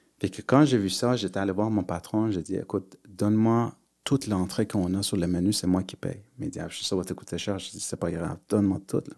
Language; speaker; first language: French; early bilingual, other home language; Persian